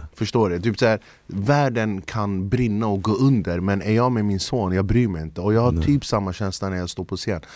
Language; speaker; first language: Swedish; early bilingual, other home language; Kurdish